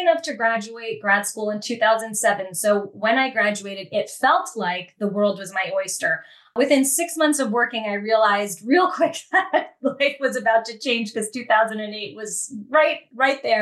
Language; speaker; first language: English; native; English